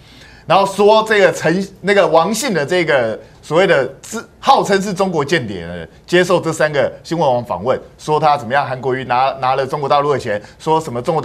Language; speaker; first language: Chinese; native; Chinese